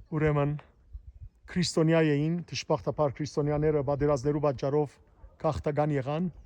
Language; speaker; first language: Armenian; early bilingual, heritage; Armenian